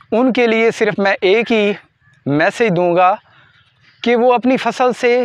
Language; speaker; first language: Urdu; non-native, local second language; Punjabi